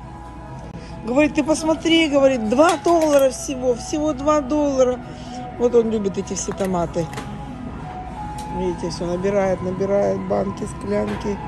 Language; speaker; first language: Russian; native; Russian